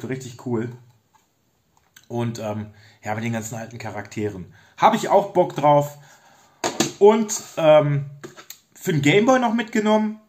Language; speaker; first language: German; native; German